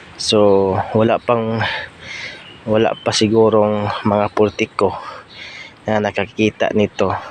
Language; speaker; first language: Filipino; non-native, local second language; Cebuano